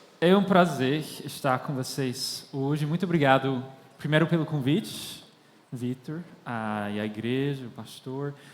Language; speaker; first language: Portuguese; non-native, fluent; English